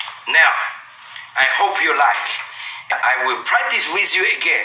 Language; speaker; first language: English; non-native, fluent; Chinese